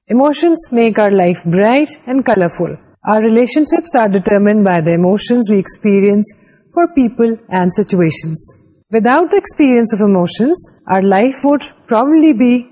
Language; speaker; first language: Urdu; native; Urdu